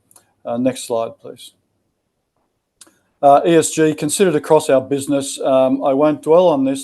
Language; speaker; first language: English; native; English